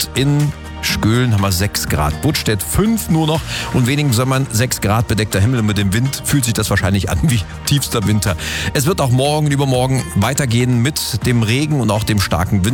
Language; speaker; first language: German; native; German